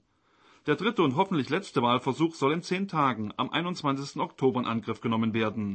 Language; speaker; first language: German; native; German